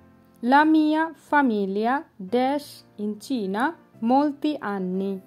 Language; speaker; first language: Italian; non-native, fluent; Bangla